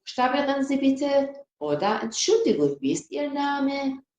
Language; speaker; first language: German; non-native, fluent; Persian